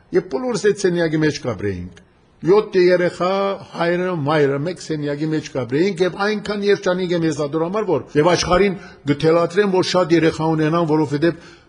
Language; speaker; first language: Armenian; early bilingual, heritage; Armenian